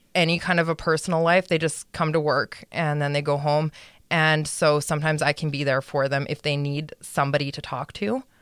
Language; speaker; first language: English; native; English